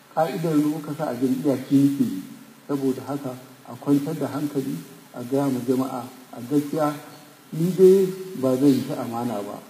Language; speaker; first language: Hausa; non-native, local second language; Fula